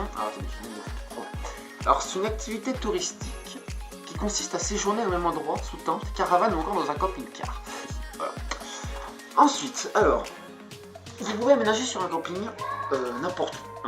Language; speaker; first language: French; native; French